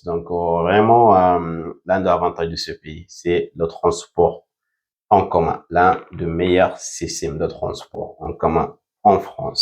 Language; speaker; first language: French; non-native, fluent; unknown